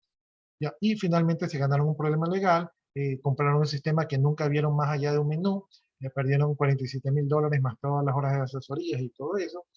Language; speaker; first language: Spanish; native; Spanish